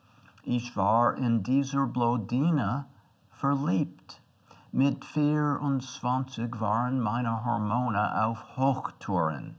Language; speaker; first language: German; non-native, fluent; English